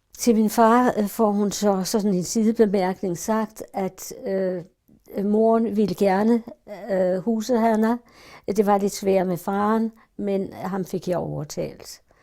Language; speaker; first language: Danish; early bilingual, other home language; German